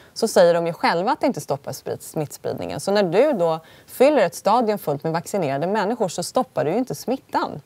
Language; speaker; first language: Swedish; early bilingual, other home language; Polish